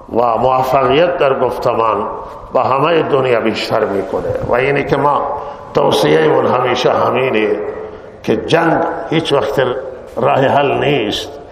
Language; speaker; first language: Persian; non-native, local second language; Baluchi